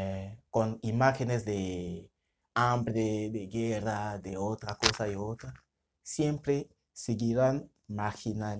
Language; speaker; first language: Spanish; non-native, fluent; French